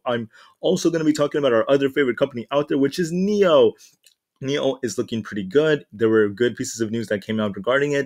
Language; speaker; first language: English; native; English